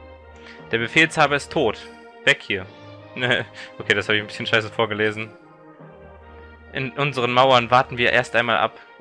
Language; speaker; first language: German; native; German